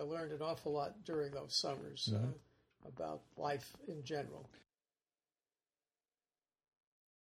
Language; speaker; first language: English; native; English